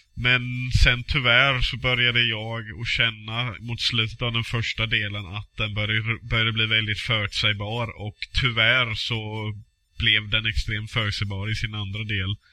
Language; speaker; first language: Swedish; native; Swedish